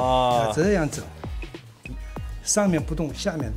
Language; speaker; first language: Chinese; native; Chinese